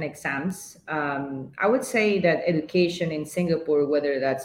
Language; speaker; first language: English; non-native, fluent; Spanish